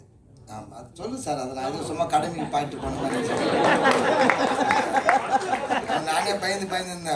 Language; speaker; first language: Tamil; native; Tamil